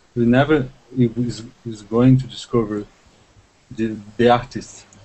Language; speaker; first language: English; non-native, learner; Portuguese